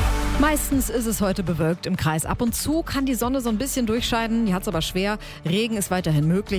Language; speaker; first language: German; native; German